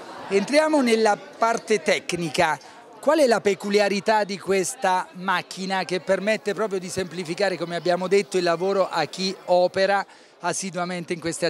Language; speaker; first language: Italian; native; Italian